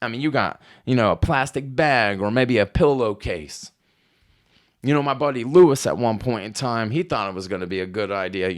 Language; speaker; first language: English; native; English